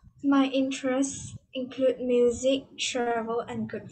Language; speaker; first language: English; non-native, learner; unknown